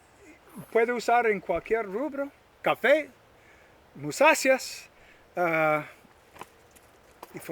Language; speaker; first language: Spanish; non-native, learner; English